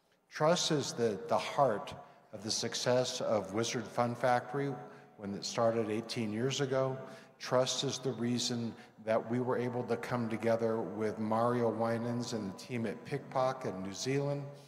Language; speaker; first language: English; native; English